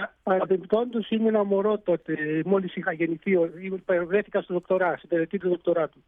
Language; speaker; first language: Greek; early bilingual, heritage; Greek